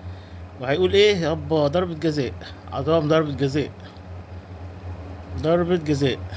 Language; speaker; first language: Arabic; native; Arabic